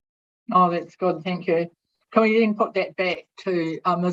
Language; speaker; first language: English; native; English